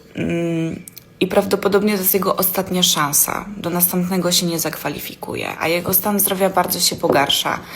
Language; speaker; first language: Polish; native; Polish